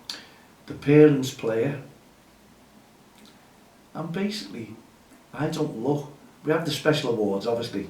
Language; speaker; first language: English; native; English